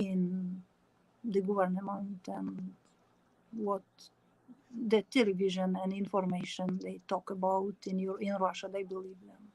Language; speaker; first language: English; non-native, learner; Ukrainian